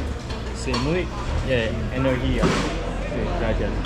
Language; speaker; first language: Spanish; non-native, learner; Korean